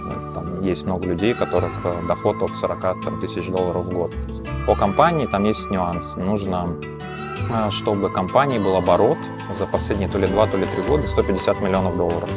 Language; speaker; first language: Russian; native; Russian